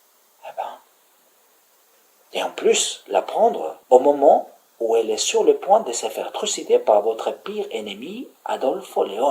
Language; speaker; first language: French; native; French